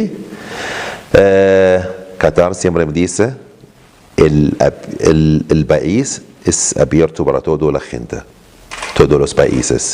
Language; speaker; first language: Spanish; non-native, learner; Arabic